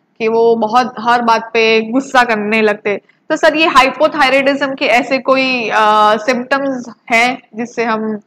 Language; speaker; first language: Hindi; non-native, local second language; Gujarati